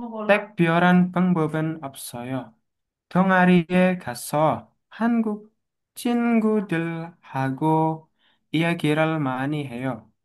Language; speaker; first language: Korean; non-native, learner; Indonesian